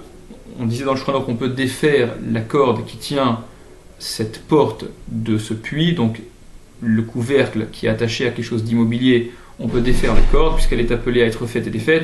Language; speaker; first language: French; native; French